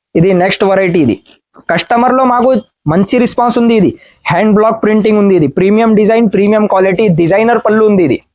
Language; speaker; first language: Telugu; non-native, learner; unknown